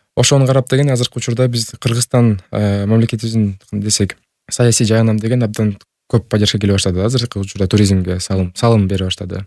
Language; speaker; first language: Kyrgyz; native; Kyrgyz